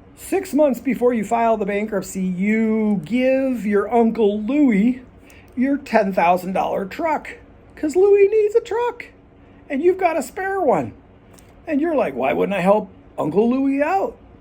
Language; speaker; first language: English; native; English